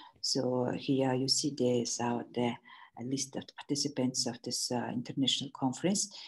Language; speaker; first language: English; non-native, learner; Mongolian